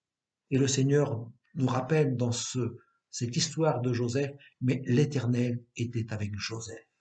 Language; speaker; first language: French; native; French